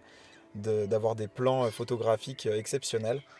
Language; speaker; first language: French; native; French